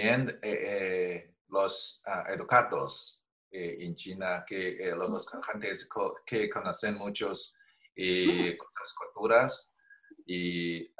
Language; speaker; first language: Spanish; non-native, learner; Chinese